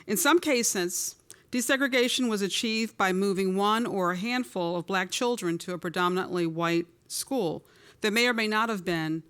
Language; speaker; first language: English; native; English